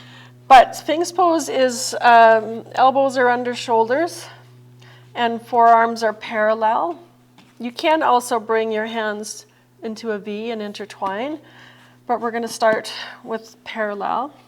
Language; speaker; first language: English; native; English